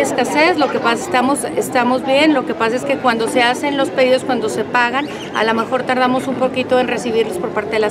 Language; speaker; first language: Spanish; native; Spanish